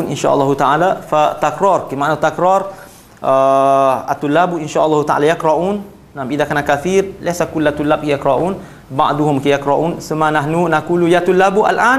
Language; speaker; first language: Arabic; non-native, fluent; Malay